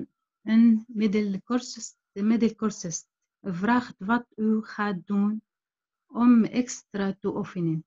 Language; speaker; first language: Dutch; non-native, learner; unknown